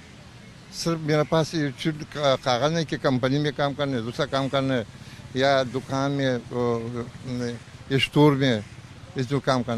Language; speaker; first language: Hindi; non-native, learner; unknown